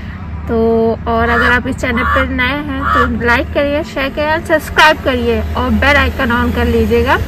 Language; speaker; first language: Hindi; native; Hindi